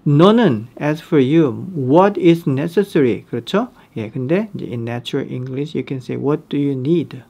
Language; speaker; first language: English; non-native, fluent; Korean